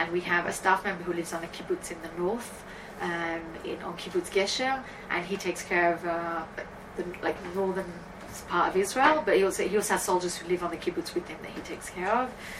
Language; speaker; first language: English; native; English